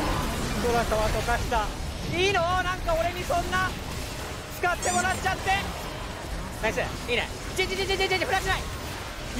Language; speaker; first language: Japanese; native; Japanese